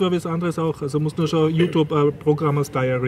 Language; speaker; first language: German; native; German